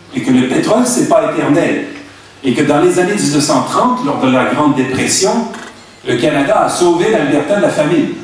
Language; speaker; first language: French; native; French